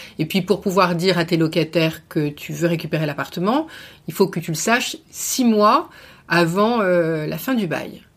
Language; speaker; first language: French; native; French